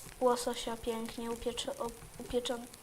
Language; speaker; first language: Polish; native; Polish